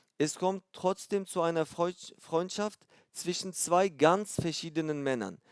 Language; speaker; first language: German; non-native, fluent; Turkish